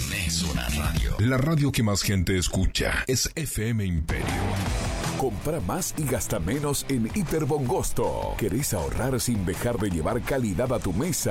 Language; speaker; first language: Spanish; native; Spanish